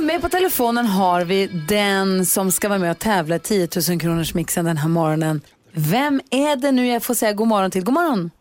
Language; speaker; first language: Swedish; native; Swedish